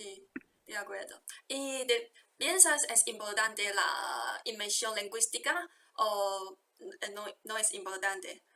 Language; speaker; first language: Spanish; non-native, fluent; Chinese